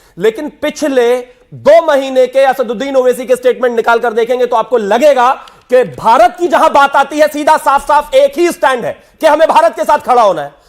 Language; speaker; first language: Hindi; native; Hindi